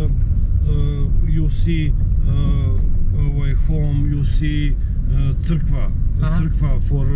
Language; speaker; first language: English; non-native, learner; Serbian